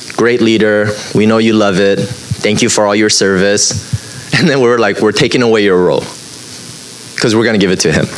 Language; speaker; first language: English; native; English